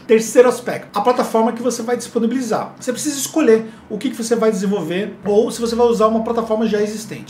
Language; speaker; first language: Portuguese; native; Portuguese